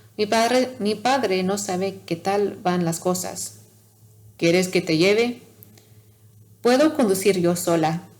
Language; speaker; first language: Spanish; non-native, learner; English